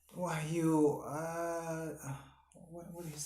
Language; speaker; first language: English; non-native, learner; Sundanese